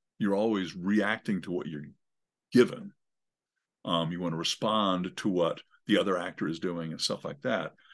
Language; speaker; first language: English; native; English